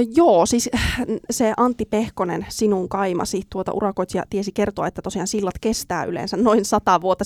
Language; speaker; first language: Finnish; native; Finnish